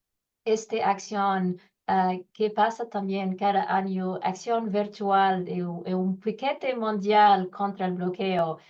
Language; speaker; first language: Spanish; non-native, learner; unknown